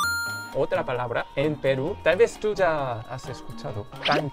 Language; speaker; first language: Spanish; non-native, fluent; Korean